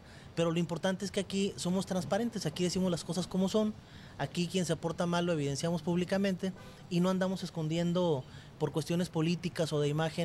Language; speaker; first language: Spanish; native; Spanish